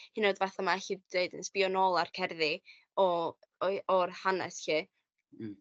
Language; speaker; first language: Welsh; native; Welsh